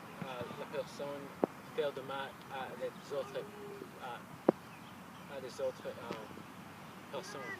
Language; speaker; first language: French; non-native, learner; English